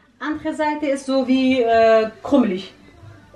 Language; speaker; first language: German; non-native, learner; Central Kurdish